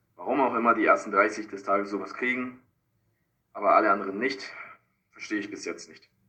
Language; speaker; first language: German; non-native, fluent; Spanish